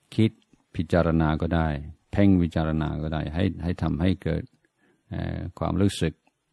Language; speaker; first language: Thai; non-native, fluent; English